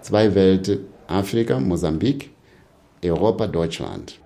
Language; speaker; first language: German; non-native, fluent; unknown